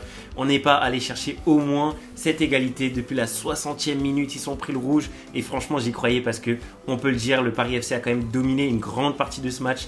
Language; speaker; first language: French; native; French